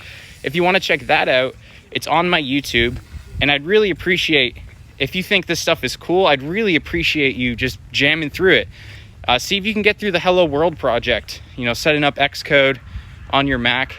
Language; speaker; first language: English; native; English